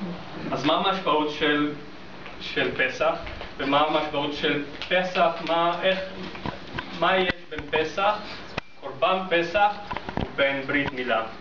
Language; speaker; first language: Hebrew; non-native, fluent; English